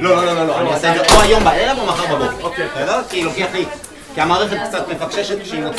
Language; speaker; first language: Hebrew; native; Hebrew